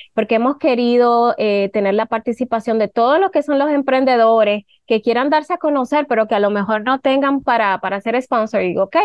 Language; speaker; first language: Spanish; native; Spanish